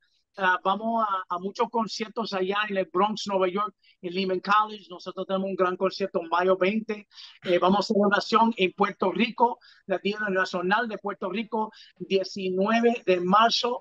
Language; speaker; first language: Spanish; early bilingual, heritage; English